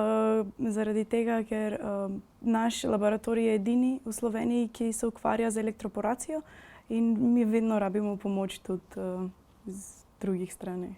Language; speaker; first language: Slovenian; non-native, fluent; Macedonian